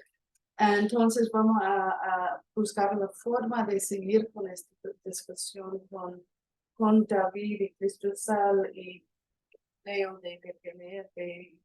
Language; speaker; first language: Spanish; non-native, fluent; English